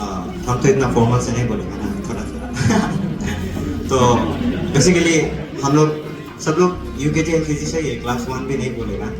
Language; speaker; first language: Hindi; non-native, local second language; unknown